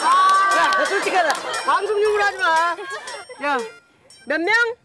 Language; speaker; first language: Korean; native; Korean